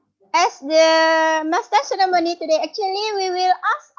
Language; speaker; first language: English; non-native, fluent; Indonesian